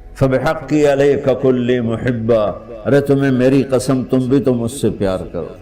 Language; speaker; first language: Urdu; non-native, local second language; Punjabi